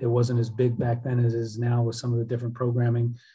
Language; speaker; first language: English; native; English